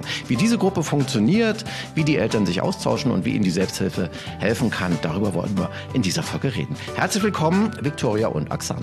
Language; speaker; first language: German; native; German